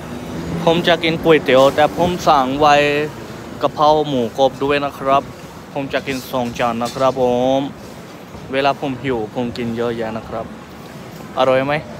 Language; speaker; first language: Thai; non-native, fluent; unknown